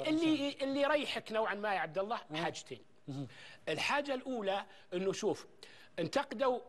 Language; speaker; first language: Arabic; native; Arabic